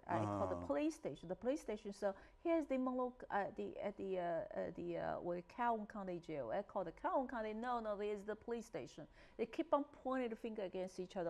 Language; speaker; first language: English; non-native, fluent; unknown